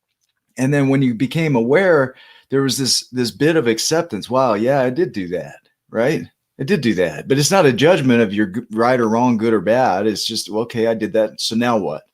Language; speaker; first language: English; native; English